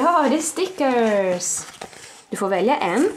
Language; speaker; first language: Swedish; native; Swedish